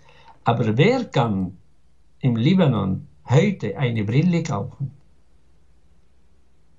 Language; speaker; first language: German; non-native, fluent; Arabic